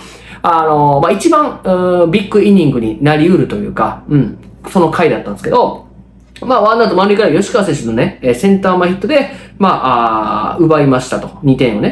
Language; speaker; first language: Japanese; native; Japanese